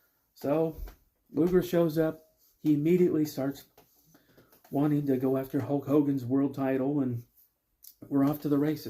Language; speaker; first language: English; native; English